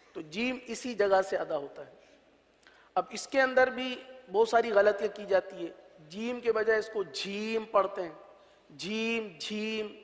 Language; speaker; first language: Urdu; native; Urdu